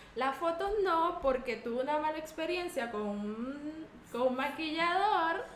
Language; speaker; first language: Spanish; native; Spanish